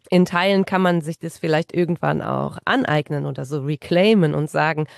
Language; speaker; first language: German; native; German